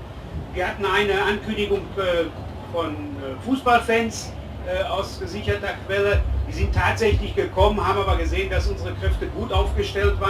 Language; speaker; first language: German; native; German